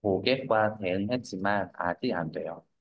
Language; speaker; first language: Korean; non-native, learner; Vietnamese